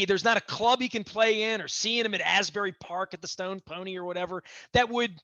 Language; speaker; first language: English; native; English